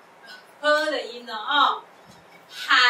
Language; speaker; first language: Chinese; non-native, local second language; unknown